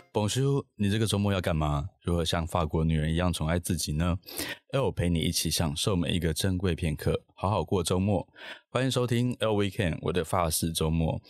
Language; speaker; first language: Chinese; native; Chinese